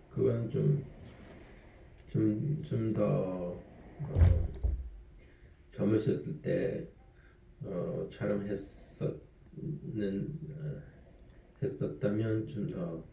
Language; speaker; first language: Korean; early bilingual, heritage; French